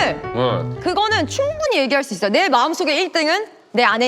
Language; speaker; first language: Korean; native; Korean